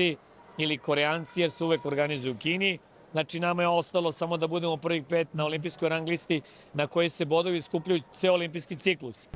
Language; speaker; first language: Serbian; native; Serbian